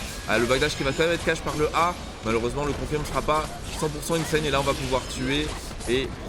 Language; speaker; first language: French; native; French